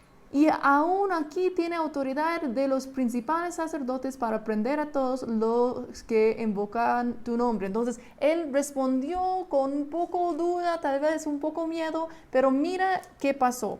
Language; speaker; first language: Spanish; non-native, fluent; English